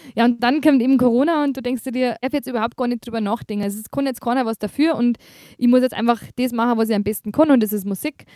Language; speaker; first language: German; native; German